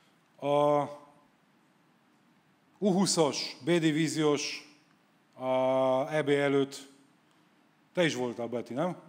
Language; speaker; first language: Hungarian; non-native, fluent; Polish